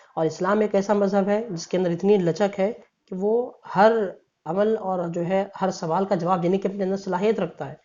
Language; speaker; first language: Urdu; native; Urdu